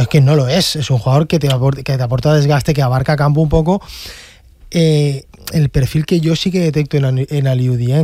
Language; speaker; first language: Spanish; native; Spanish